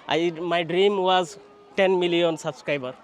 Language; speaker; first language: English; non-native, learner; Bangla